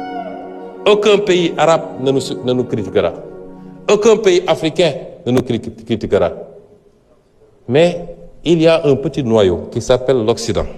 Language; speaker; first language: French; non-native, local second language; Wolof